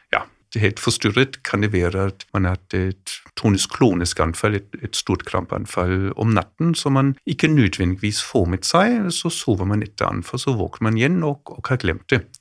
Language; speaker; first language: Norwegian; non-native, fluent; German